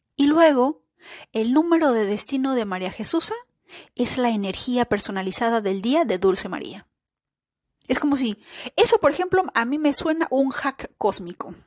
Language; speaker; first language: Spanish; native; Spanish